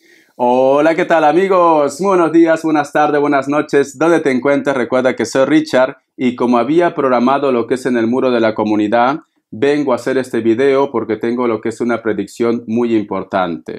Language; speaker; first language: Spanish; native; Spanish